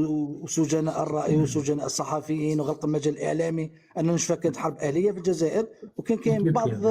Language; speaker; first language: Arabic; native; Arabic